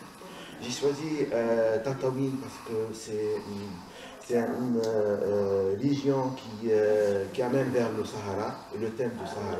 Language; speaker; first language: French; non-native, local second language; Arabic